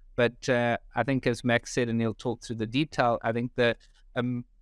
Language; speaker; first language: English; native; English